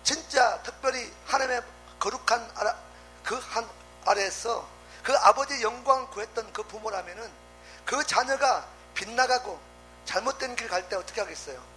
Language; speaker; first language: Korean; native; Korean